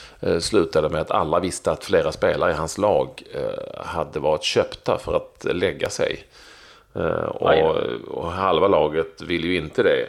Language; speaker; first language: Swedish; native; Swedish